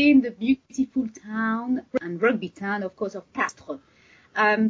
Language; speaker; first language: English; non-native, fluent; French